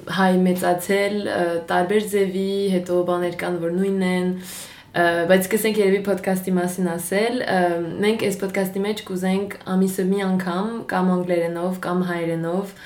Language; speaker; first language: Armenian; early bilingual, heritage; Armenian